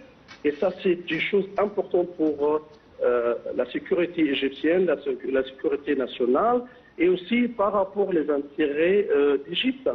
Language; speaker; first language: French; non-native, fluent; Arabic